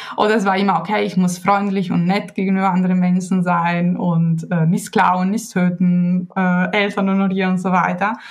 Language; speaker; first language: German; non-native, fluent; Italian